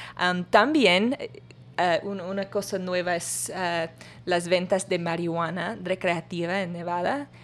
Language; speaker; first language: Spanish; non-native, learner; English